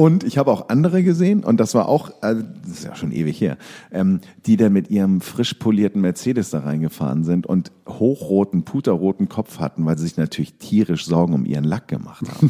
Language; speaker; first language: German; native; German